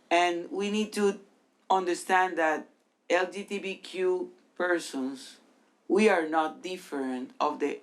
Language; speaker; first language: English; non-native, fluent; Spanish